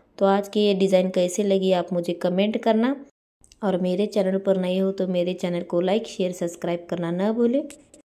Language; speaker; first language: Hindi; native; Hindi